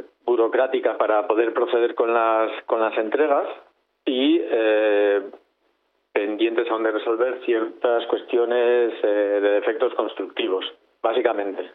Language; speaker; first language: Spanish; native; Spanish